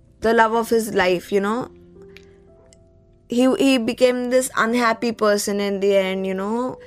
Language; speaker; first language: English; non-native, local second language; Telugu